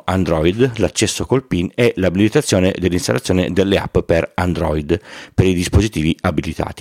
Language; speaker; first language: Italian; native; Italian